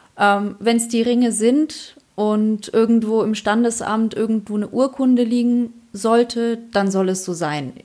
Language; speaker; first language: German; early bilingual, other home language; Polish